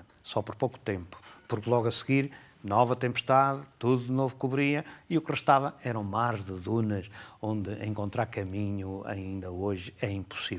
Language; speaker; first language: Portuguese; native; Portuguese